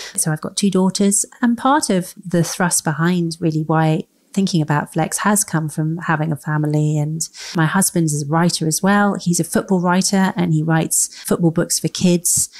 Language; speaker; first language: English; native; English